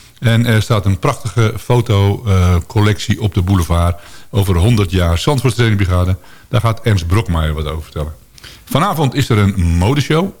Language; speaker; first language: Dutch; native; Dutch